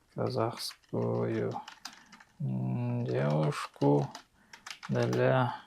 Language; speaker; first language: Russian; non-native, local second language; Kazakh